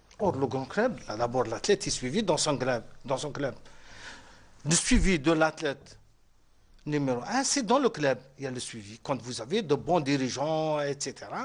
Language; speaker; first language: French; non-native, local second language; Arabic